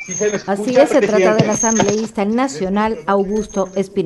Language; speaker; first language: Spanish; native; Spanish